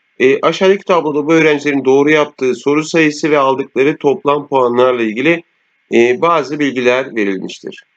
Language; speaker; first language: Turkish; native; Turkish